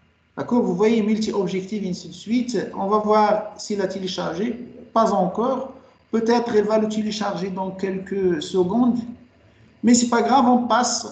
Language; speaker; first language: French; non-native, local second language; Arabic